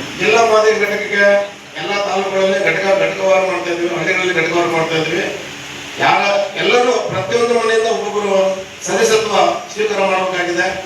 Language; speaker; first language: Kannada; native; Kannada